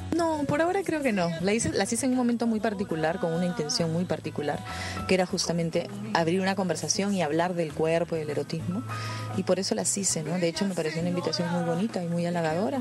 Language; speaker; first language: Spanish; native; Spanish